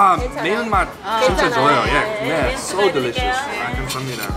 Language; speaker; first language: Korean; non-native, learner; English